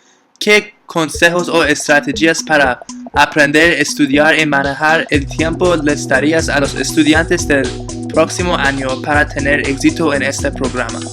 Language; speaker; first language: Spanish; non-native, learner; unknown